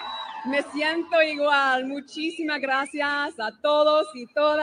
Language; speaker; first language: Spanish; non-native, learner; English